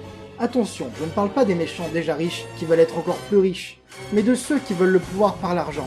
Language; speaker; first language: French; native; French